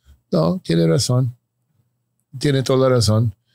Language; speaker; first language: Spanish; non-native, fluent; English